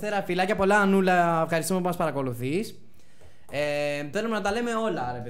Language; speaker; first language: Greek; native; Greek